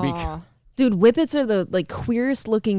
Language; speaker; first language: English; native; English